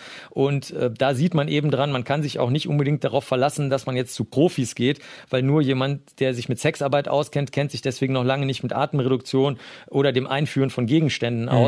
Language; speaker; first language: German; native; German